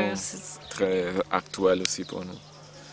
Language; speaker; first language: French; non-native, learner; Portuguese